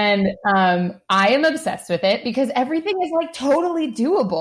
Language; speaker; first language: English; native; English